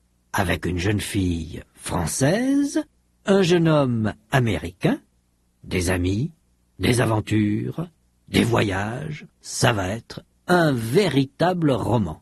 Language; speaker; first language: French; native; French